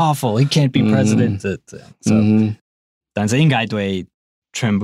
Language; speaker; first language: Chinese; non-native, fluent; English